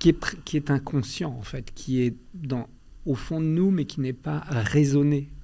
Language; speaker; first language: French; early bilingual, other home language; Albanian